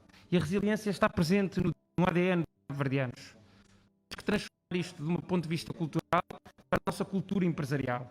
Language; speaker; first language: Portuguese; non-native, local second language; Kabuverdianu